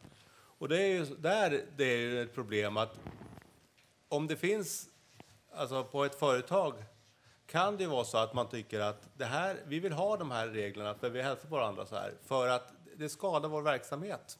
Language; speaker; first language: Swedish; native; Swedish